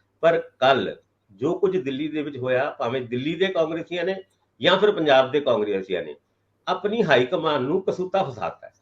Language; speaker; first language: Punjabi; non-native, local second language; Hindi